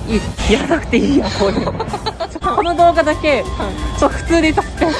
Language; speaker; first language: Japanese; native; Japanese